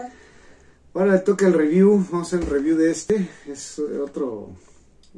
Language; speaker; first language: Spanish; native; Spanish